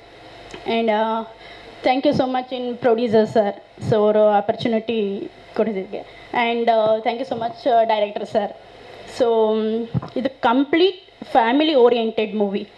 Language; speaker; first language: Tamil; non-native, learner; Kannada